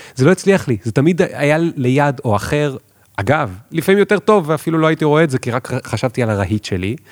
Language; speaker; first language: Hebrew; native; Hebrew